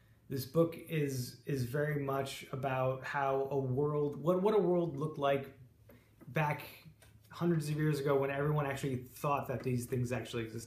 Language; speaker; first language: English; native; English